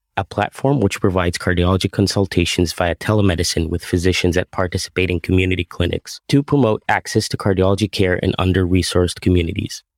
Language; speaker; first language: English; non-native, fluent; Arabic